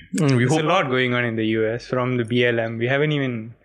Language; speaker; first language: English; non-native, local second language; Tamil